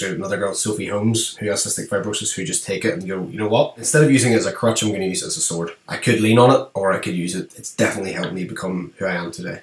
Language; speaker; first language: English; native; English